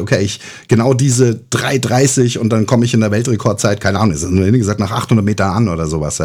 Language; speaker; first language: German; native; German